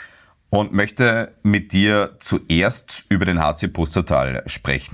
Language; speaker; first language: German; native; German